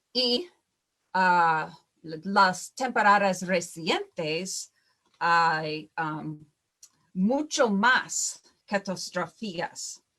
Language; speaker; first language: Spanish; non-native, fluent; English